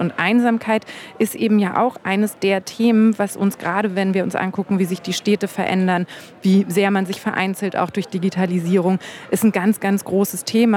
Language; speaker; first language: German; native; German